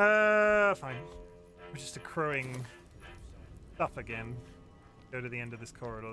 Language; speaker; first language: English; native; English